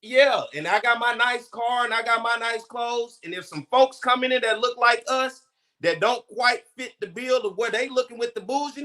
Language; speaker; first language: English; native; English